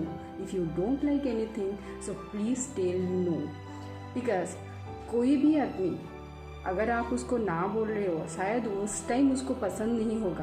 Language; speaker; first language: Hindi; non-native, local second language; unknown